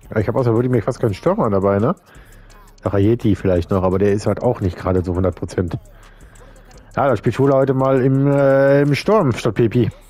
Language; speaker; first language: German; native; German